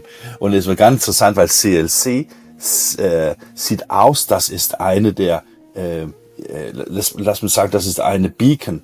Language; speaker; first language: German; non-native, learner; Danish